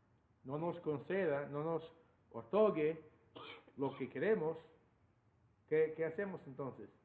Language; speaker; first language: Spanish; non-native, fluent; English